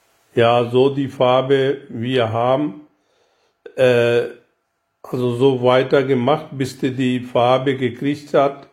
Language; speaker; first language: German; non-native, learner; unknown